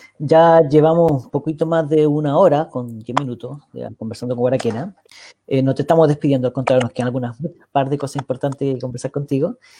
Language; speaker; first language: Spanish; native; Spanish